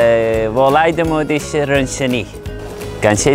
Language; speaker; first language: Chinese; non-native, fluent; Turkish